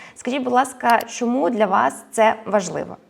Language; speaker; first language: Ukrainian; native; Ukrainian